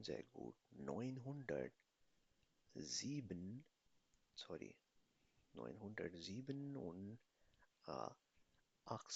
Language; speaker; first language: German; non-native, fluent; Urdu